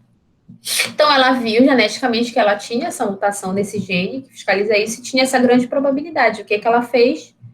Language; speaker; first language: Portuguese; native; Portuguese